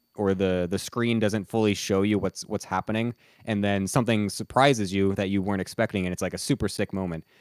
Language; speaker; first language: English; native; English